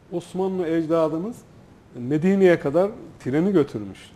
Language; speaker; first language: Turkish; native; Turkish